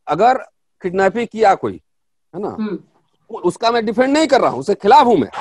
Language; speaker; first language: Hindi; native; Hindi